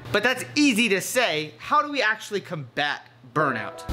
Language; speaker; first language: English; native; English